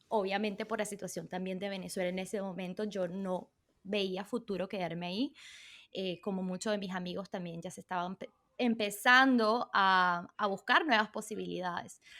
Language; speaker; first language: Spanish; early bilingual, other home language; Portuguese